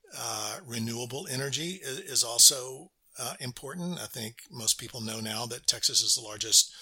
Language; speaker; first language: English; native; English